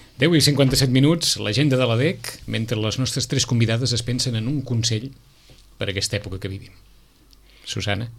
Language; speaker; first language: Catalan; native; Catalan